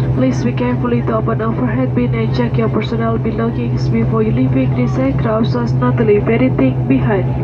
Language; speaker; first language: English; non-native, fluent; Indonesian